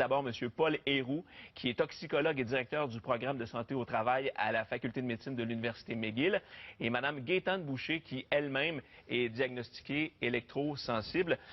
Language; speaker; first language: French; native; French